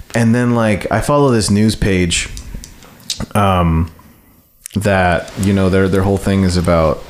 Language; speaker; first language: English; native; English